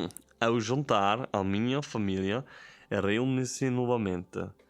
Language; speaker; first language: Portuguese; non-native, learner; German